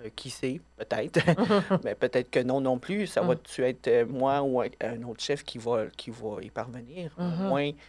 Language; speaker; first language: French; native; French